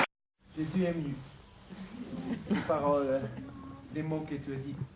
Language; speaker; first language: French; non-native, fluent; Italian